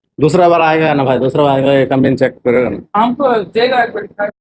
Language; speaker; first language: Hindi; non-native, learner; Bangla